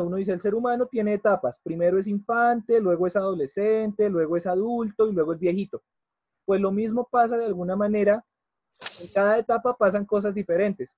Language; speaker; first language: Spanish; native; Spanish